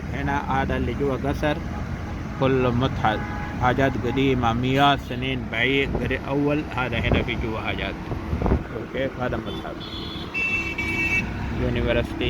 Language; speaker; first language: Arabic; non-native, learner; Urdu